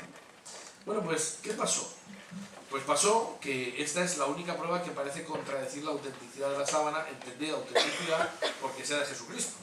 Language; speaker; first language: Spanish; native; Spanish